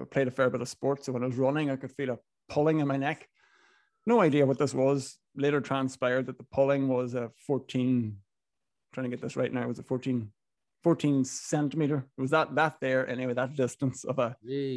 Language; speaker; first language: English; native; English